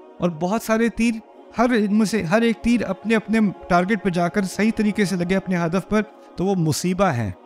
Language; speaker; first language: Urdu; early bilingual, heritage; Urdu